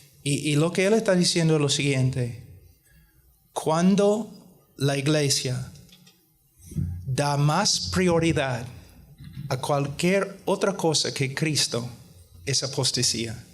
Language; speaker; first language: Spanish; non-native, fluent; English